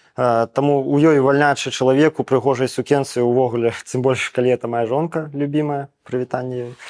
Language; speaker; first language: Belarusian; non-native, local second language; Russian